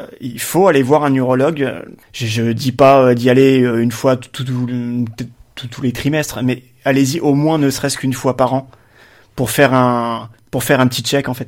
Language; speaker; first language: French; native; French